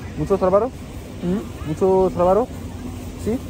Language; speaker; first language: Spanish; non-native, learner; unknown